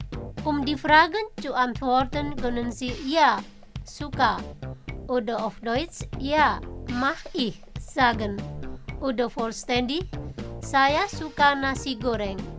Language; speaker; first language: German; non-native, fluent; Indonesian